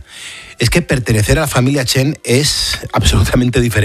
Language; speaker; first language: Spanish; native; Spanish